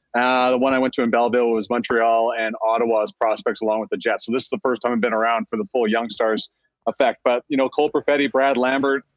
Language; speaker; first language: English; native; English